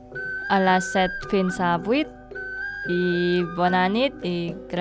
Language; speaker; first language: Catalan; non-native, learner; Indonesian